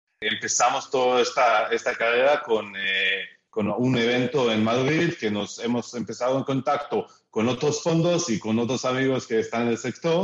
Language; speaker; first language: Spanish; early bilingual, heritage; Spanish